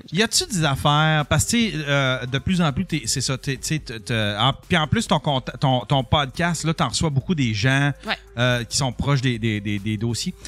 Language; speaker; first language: French; native; French